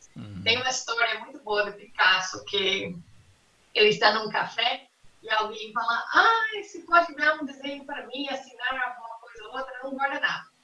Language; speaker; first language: Portuguese; non-native, fluent; English